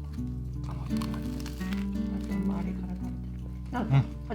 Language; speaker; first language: Japanese; native; Japanese